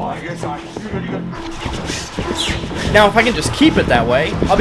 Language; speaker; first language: English; native; English